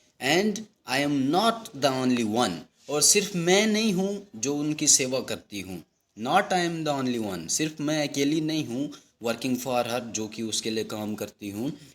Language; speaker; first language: Hindi; native; Hindi